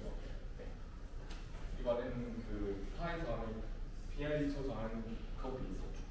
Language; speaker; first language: Korean; non-native, learner; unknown